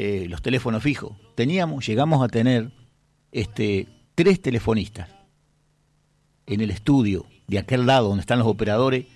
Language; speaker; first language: Spanish; native; Spanish